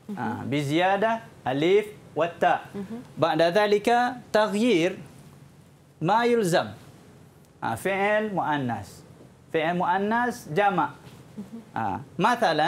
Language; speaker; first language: Arabic; non-native, fluent; Malay